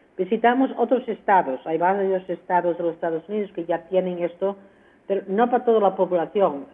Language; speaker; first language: Spanish; early bilingual, heritage; Spanish